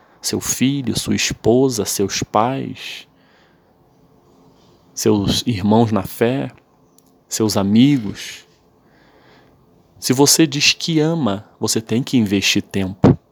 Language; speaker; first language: Portuguese; native; Portuguese